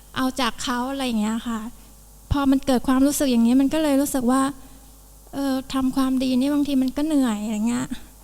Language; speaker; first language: Thai; native; Thai